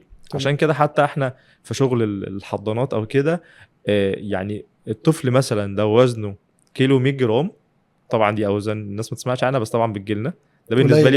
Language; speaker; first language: Arabic; native; Arabic